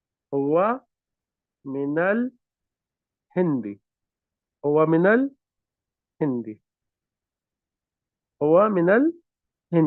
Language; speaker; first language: Arabic; non-native, fluent; Urdu